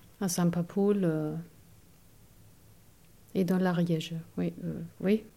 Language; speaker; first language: French; non-native, fluent; German